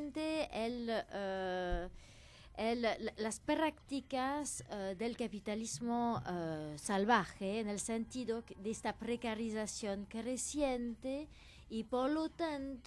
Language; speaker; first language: Spanish; non-native, fluent; French